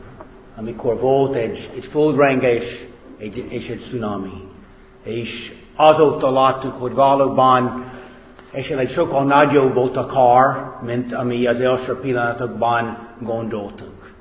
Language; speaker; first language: Hungarian; non-native, fluent; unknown